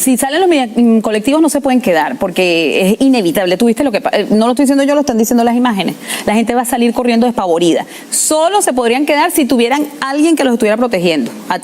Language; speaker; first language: Spanish; native; Spanish